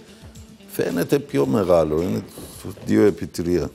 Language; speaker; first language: Greek; non-native, learner; Persian